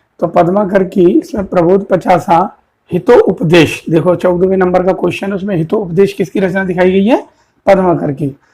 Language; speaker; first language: Hindi; native; Hindi